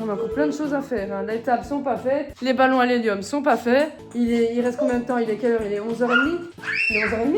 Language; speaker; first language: French; native; French